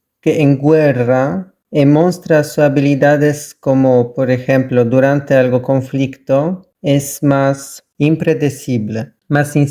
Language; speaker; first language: Spanish; non-native, learner; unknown